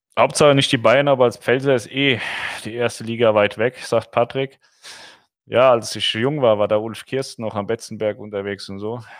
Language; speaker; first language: German; native; German